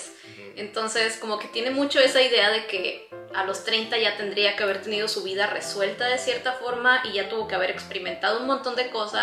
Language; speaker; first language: Spanish; native; Spanish